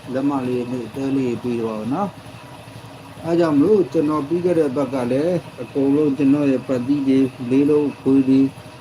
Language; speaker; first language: Burmese; native; Burmese